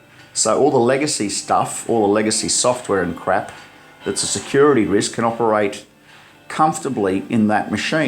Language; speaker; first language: English; native; English